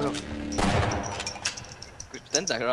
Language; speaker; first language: Swedish; non-native, learner; Faroese